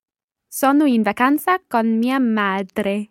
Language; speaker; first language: Italian; non-native, learner; English